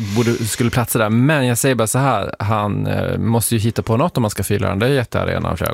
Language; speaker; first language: Swedish; native; Swedish